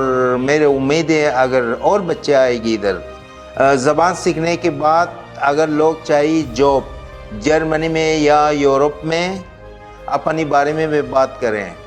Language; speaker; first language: Hindi; non-native, learner; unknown